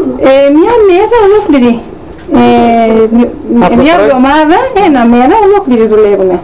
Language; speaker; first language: Greek; non-native, local second language; Turkish